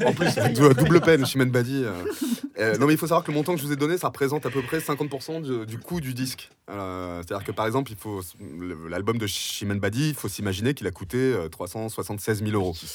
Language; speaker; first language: French; native; French